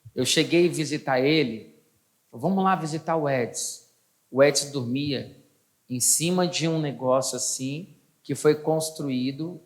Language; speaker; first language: Portuguese; native; Portuguese